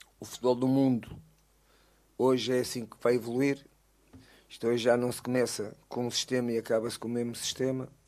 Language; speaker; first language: Portuguese; native; Portuguese